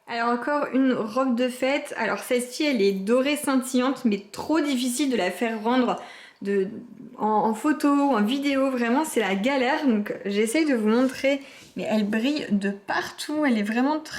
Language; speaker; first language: French; native; French